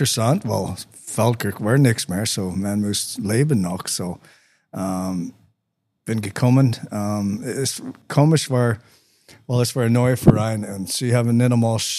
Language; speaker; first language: German; non-native, learner; English